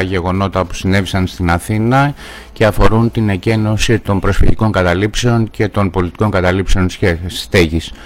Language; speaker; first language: Greek; native; Greek